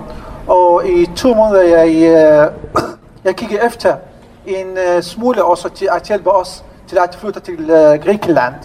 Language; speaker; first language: Danish; non-native, learner; Arabic